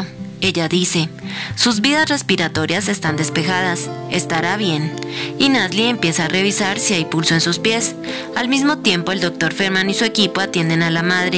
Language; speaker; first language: Spanish; native; Spanish